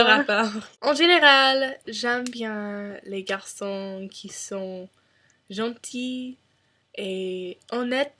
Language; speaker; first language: French; non-native, learner; English